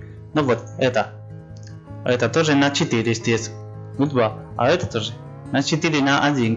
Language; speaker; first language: Russian; non-native, learner; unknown